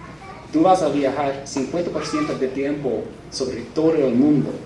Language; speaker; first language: Spanish; non-native, fluent; English